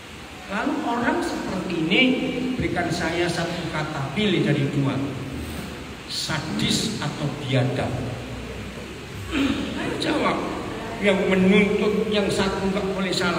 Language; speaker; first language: Indonesian; native; Indonesian